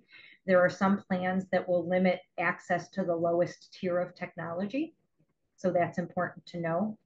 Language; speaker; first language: English; native; English